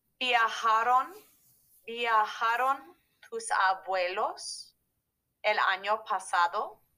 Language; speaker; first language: Spanish; non-native, fluent; English